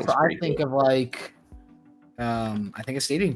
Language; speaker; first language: English; native; English